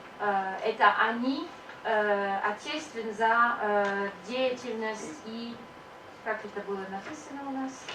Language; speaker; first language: Russian; non-native, learner; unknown